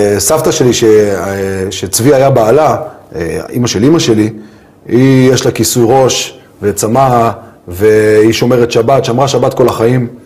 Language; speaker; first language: Hebrew; native; Hebrew